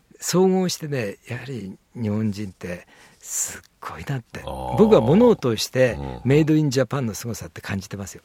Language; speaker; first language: Japanese; native; Japanese